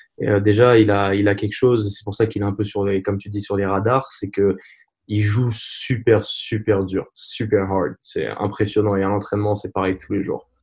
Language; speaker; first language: French; native; French